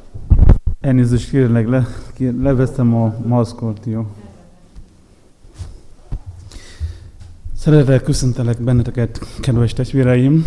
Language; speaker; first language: Hungarian; non-native, fluent; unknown